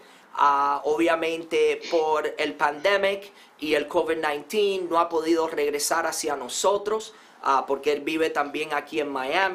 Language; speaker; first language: Spanish; early bilingual, heritage; Spanish